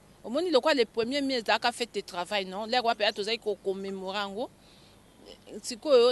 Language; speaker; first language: French; non-native, local second language; Lingala